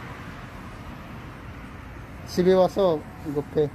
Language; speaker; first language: Korean; non-native, learner; Filipino